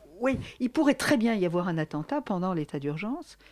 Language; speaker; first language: French; native; French